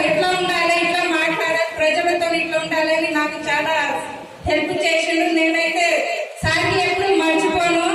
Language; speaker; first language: Telugu; non-native, local second language; Hindi